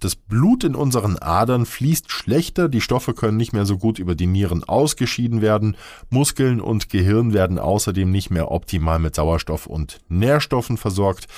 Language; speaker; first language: German; native; German